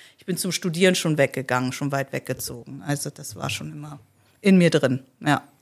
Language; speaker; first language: German; early bilingual, other home language; Polish